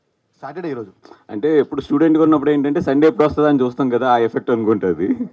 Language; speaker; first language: Telugu; native; Telugu